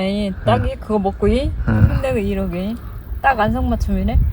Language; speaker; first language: Korean; native; Korean